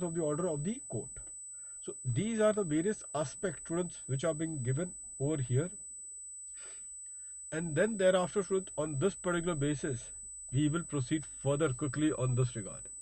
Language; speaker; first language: English; non-native, local second language; Hindi